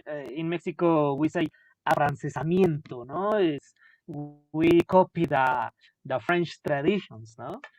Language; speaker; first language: English; non-native, local second language; Spanish